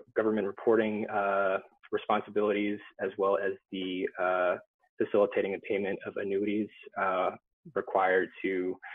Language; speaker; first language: English; native; English